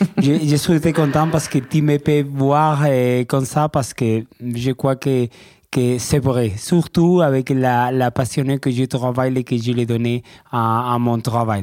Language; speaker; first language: French; non-native, learner; Spanish